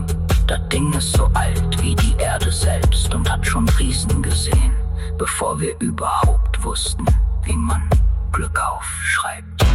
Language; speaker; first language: German; native; German